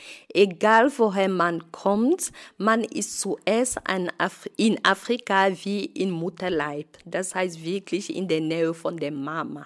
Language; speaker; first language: German; non-native, fluent; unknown